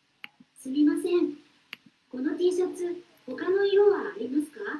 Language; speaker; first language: Japanese; non-native, learner; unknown